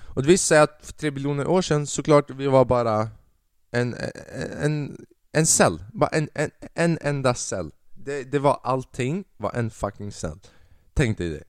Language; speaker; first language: Swedish; early bilingual, other home language; Albanian